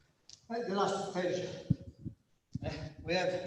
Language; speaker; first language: English; non-native, learner; Italian